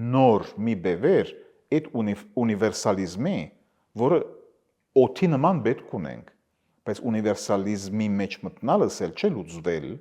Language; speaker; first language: Armenian; early bilingual, heritage; Armenian